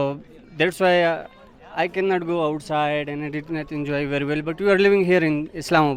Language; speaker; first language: English; non-native, local second language; Filipino